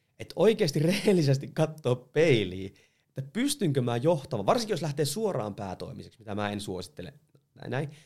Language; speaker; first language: Finnish; native; Finnish